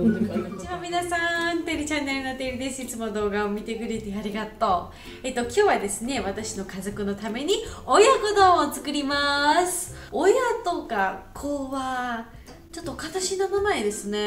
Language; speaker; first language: Japanese; non-native, learner; Georgian